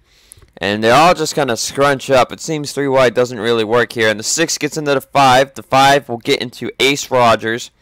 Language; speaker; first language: English; native; English